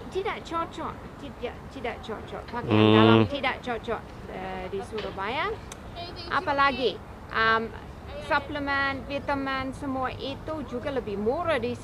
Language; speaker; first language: Indonesian; non-native, fluent; English